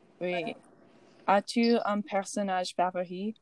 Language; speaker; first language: French; non-native, learner; English